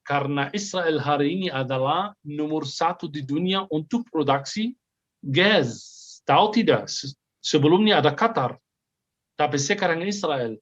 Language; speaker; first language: Indonesian; non-native, fluent; Arabic